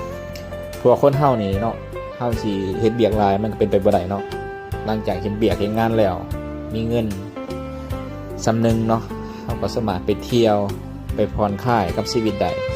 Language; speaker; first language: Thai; non-native, local second language; Lao